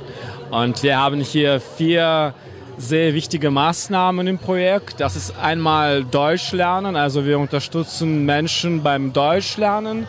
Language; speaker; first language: German; non-native, fluent; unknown